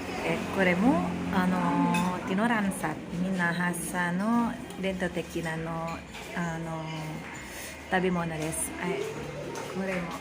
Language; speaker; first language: Japanese; non-native, learner; Indonesian